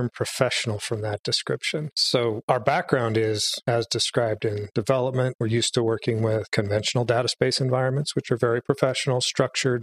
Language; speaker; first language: English; native; English